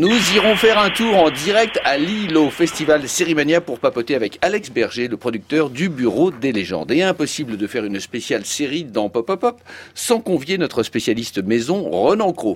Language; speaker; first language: French; native; French